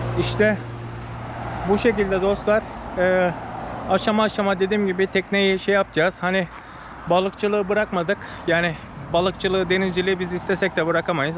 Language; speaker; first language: Turkish; native; Turkish